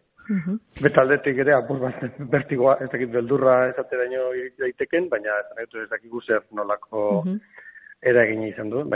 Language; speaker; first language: Basque; non-native, local second language; Spanish